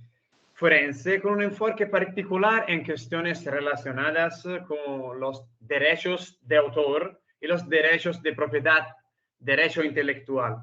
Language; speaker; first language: Spanish; non-native, learner; Italian